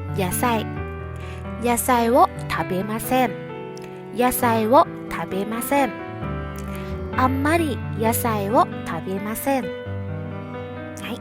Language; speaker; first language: Japanese; non-native, fluent; Thai